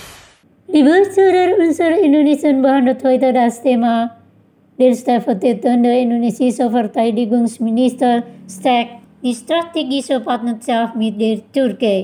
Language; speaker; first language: German; non-native, fluent; Indonesian